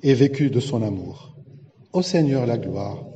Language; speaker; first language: French; non-native, local second language; Arabic